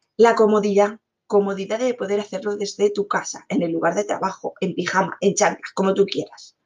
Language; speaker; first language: Spanish; native; Spanish